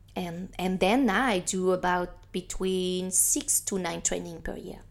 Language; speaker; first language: English; non-native, fluent; French